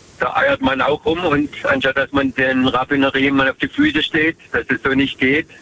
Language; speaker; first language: German; native; German